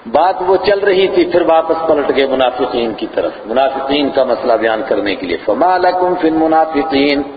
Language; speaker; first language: Urdu; non-native, local second language; Punjabi